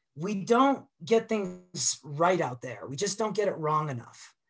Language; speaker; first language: English; native; English